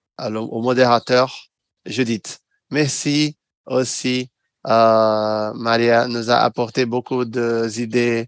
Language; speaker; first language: French; non-native, fluent; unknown